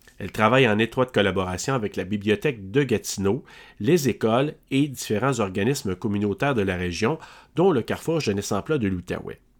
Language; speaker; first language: French; native; French